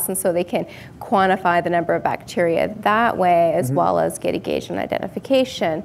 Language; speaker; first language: English; native; English